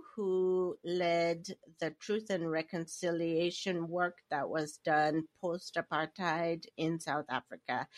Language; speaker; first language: English; native; English